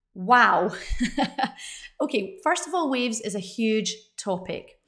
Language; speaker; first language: English; native; English